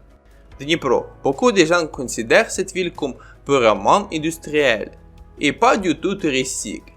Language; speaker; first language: French; non-native, learner; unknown